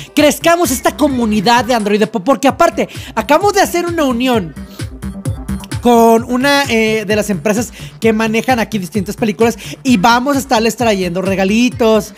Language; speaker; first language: Spanish; native; Spanish